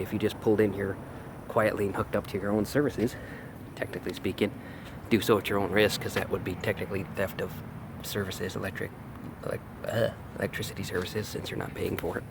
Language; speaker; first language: English; native; English